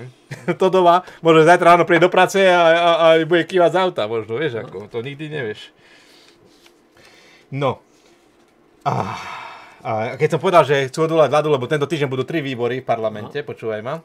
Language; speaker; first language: Slovak; native; Slovak